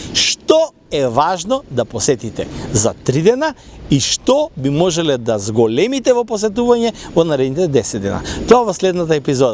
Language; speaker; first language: Macedonian; native; Macedonian